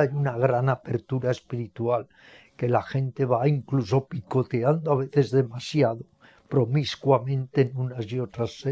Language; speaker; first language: Spanish; native; Spanish